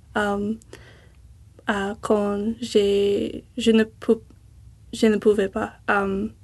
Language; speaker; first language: French; non-native, fluent; English